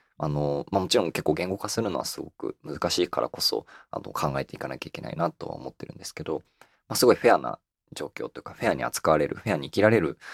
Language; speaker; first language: Japanese; native; Japanese